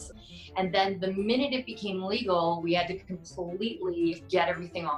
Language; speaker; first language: English; native; English